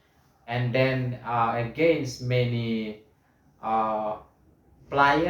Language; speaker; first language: English; non-native, learner; Indonesian